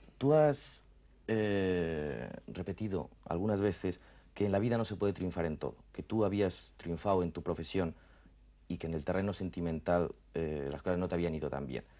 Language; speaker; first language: Spanish; native; Spanish